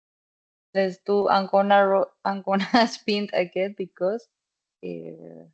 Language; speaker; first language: English; non-native, fluent; Spanish